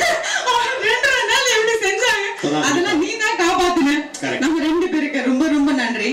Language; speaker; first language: Tamil; non-native, local second language; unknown